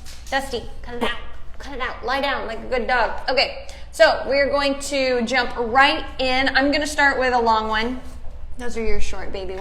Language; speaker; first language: English; native; English